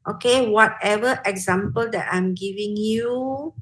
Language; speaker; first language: English; non-native, local second language; Malay